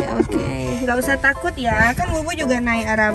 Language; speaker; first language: Indonesian; native; Indonesian